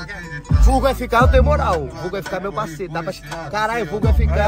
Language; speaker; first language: Portuguese; native; Portuguese